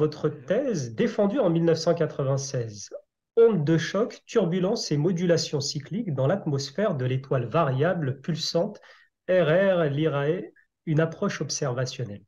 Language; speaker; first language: French; native; French